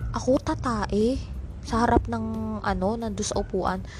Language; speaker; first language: Filipino; native; Filipino